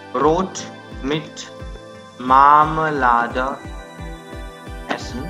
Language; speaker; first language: German; non-native, learner; Punjabi